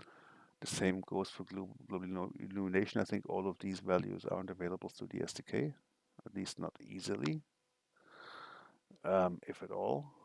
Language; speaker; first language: English; non-native, fluent; German